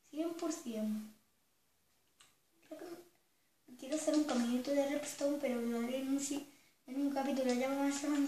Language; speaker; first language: Spanish; native; Spanish